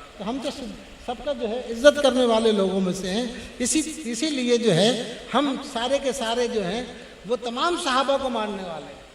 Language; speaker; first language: Urdu; non-native, local second language; Pashto